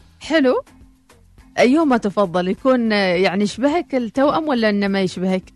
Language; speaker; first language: Arabic; native; Arabic